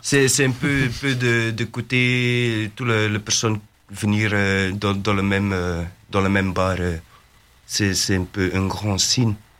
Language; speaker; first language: French; non-native, learner; Dutch